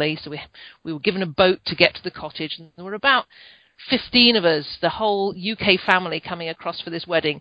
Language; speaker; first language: English; native; English